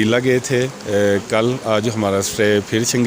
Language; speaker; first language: Hindi; non-native, local second language; Punjabi